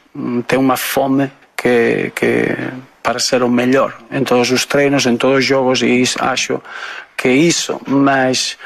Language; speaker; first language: Portuguese; non-native, fluent; Spanish